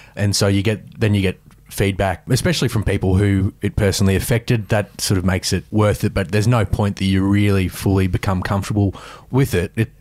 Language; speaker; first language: English; native; English